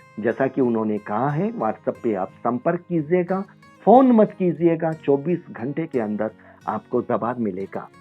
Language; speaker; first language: Hindi; native; Hindi